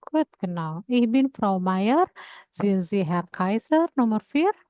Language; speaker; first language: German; non-native, fluent; Indonesian